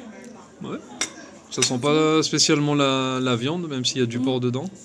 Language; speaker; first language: French; native; French